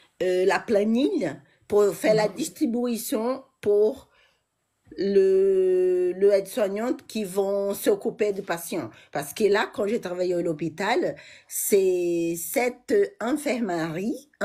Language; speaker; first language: French; non-native, learner; Portuguese